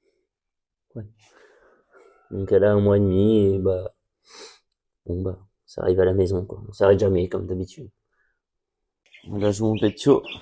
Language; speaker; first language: French; native; French